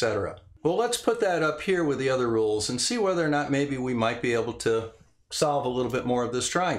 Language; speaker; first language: English; native; English